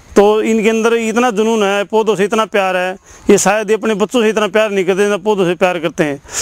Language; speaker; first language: Hindi; native; Hindi